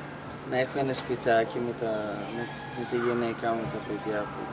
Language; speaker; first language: Greek; non-native, fluent; Persian